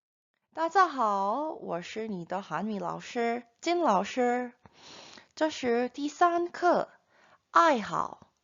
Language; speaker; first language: Chinese; non-native, fluent; Korean